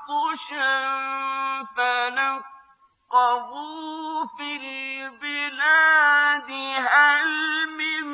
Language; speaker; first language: Arabic; native; Arabic